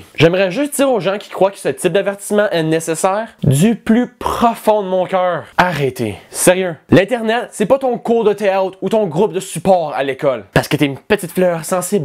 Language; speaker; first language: French; native; French